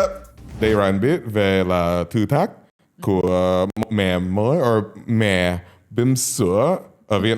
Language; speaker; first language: Vietnamese; non-native, learner; English